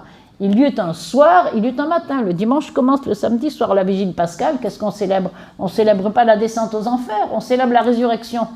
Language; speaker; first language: French; native; French